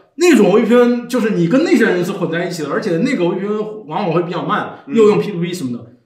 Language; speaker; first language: Chinese; native; Chinese